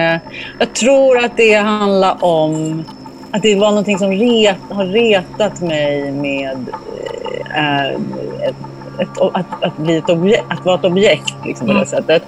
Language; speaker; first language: Swedish; native; Swedish